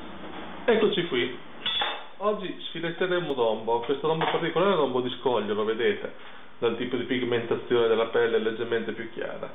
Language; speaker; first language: Italian; native; Italian